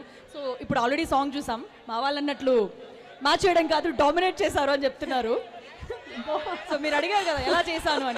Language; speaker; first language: Telugu; native; Telugu